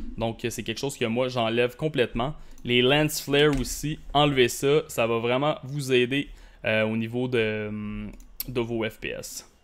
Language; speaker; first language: French; native; French